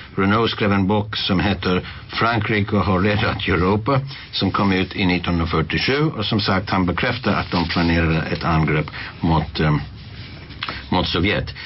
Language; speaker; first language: Swedish; non-native, fluent; English